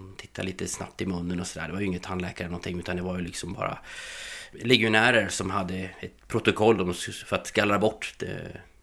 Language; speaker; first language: Swedish; native; Swedish